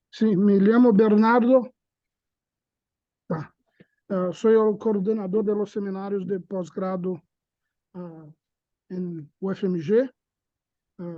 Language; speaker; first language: Spanish; non-native, fluent; Portuguese